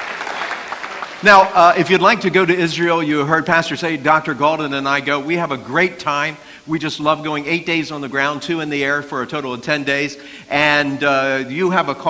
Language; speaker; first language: English; native; English